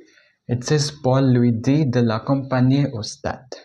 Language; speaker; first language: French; non-native, fluent; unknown